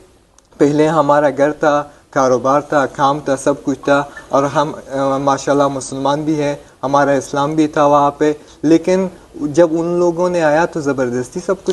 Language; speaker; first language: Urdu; non-native, fluent; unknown